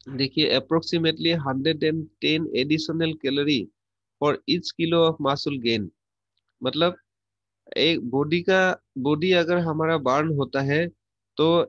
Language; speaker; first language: Hindi; non-native, local second language; Assamese